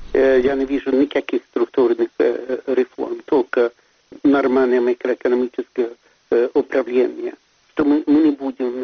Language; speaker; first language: Russian; non-native, fluent; Swedish